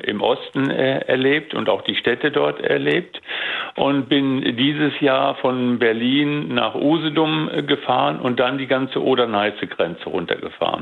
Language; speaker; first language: German; native; German